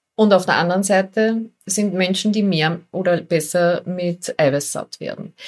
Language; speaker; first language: German; native; German